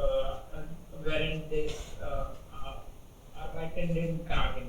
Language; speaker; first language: German; non-native, learner; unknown